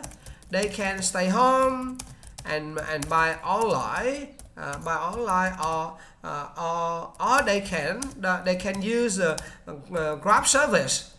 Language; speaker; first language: English; non-native, learner; Vietnamese